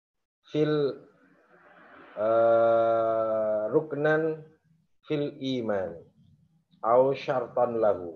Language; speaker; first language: Arabic; non-native, fluent; Indonesian